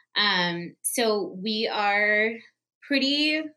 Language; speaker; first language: English; early bilingual, other home language; Portuguese